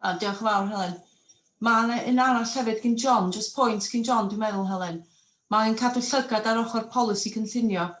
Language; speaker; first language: Welsh; non-native, local second language; English